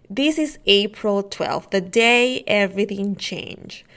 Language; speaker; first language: English; non-native, fluent; Spanish